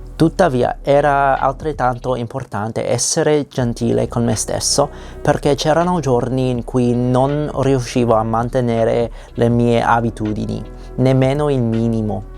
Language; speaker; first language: Italian; non-native, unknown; English